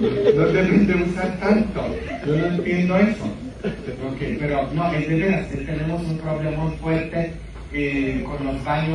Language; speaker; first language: Spanish; non-native, fluent; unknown